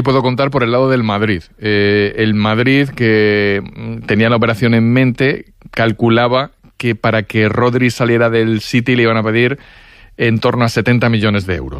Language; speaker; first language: Spanish; native; Spanish